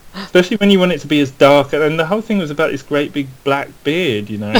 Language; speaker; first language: English; native; English